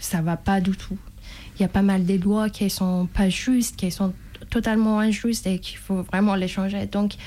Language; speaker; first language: French; non-native, fluent; Persian